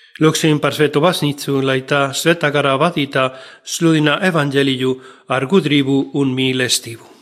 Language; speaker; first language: Latvian; non-native, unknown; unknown